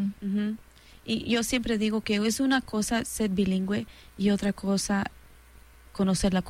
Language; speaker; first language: Spanish; early bilingual, heritage; Spanish